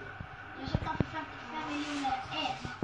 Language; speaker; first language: Swedish; early bilingual, other home language; Kurdish